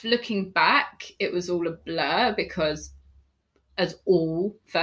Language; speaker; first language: English; native; English